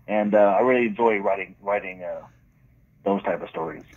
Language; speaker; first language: English; native; English